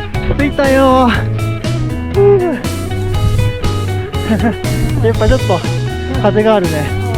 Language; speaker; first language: Japanese; native; Japanese